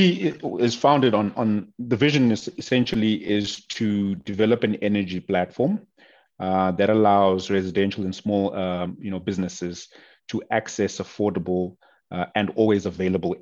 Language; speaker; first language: English; non-native, local second language; North Ndebele